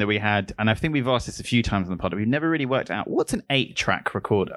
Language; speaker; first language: English; native; English